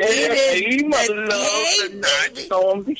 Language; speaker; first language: English; native; English